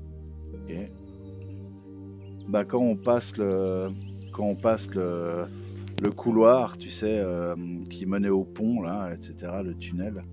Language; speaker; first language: French; native; French